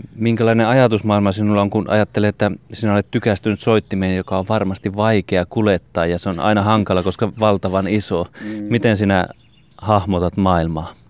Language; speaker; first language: Finnish; native; Finnish